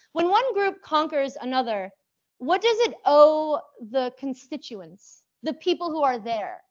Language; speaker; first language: English; early bilingual, other home language; Persian